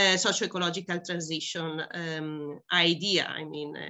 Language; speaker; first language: English; non-native, fluent; Italian